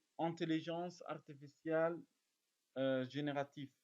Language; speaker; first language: French; non-native, learner; Arabic